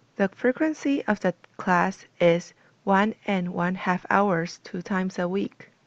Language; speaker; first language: English; non-native, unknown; Chinese